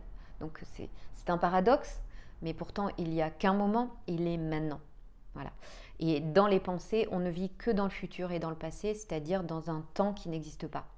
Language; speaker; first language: French; native; French